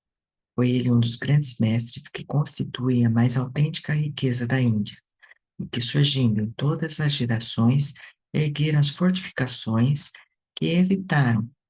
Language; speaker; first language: Portuguese; native; Portuguese